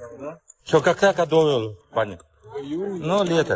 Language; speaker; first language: Russian; non-native, learner; Chinese